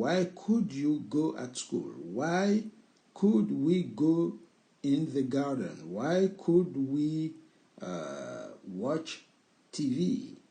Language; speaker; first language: English; non-native, learner; French